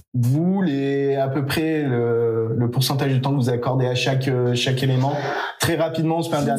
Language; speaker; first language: French; native; French